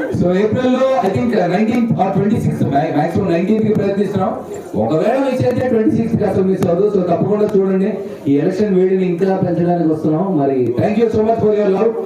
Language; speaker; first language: Telugu; native; Telugu